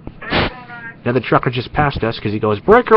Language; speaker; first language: English; native; English